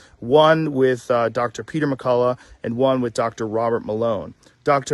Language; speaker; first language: English; native; English